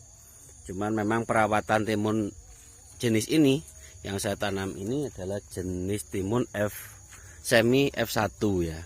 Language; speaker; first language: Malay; non-native, local second language; Javanese